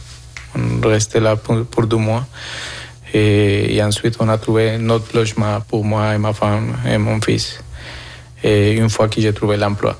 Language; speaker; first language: French; non-native, fluent; Spanish